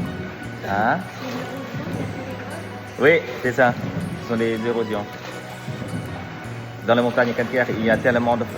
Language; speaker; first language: French; non-native, fluent; Vietnamese